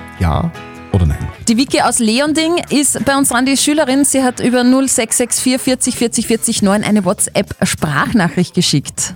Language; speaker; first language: German; native; German